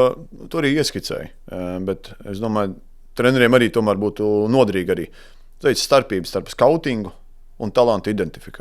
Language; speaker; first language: Latvian; native; Latvian